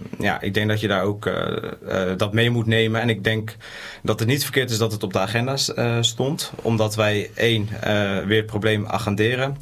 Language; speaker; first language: Dutch; native; Dutch